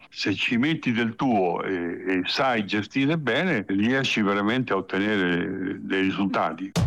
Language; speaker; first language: Italian; native; Italian